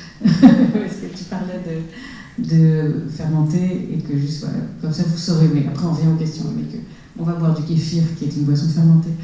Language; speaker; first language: French; native; French